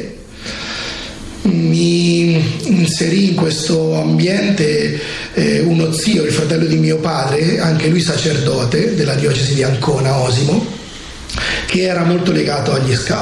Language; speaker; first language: Italian; native; Italian